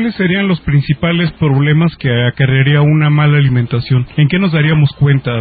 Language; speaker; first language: Spanish; native; Spanish